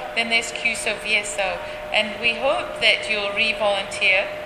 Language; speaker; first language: English; non-native, local second language; Ganda